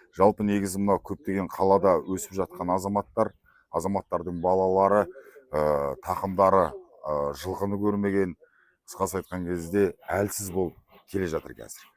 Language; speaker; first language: Kazakh; early bilingual, heritage; Kazakh